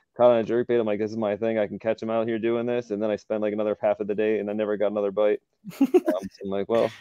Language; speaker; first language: English; native; English